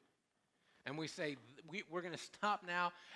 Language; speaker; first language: English; native; English